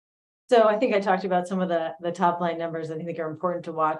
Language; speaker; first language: English; native; English